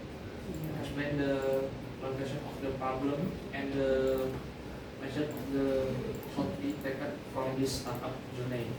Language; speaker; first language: English; non-native, learner; Indonesian